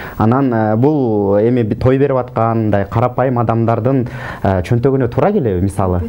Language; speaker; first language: Kyrgyz; native; Kyrgyz